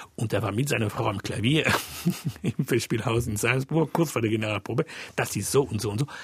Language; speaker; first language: German; non-native, fluent; French